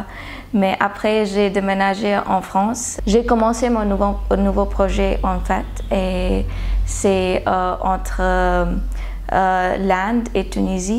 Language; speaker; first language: French; non-native, learner; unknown